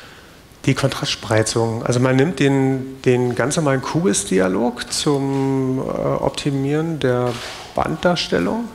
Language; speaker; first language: German; native; German